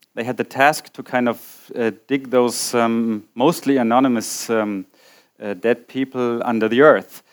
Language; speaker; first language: English; non-native, fluent; German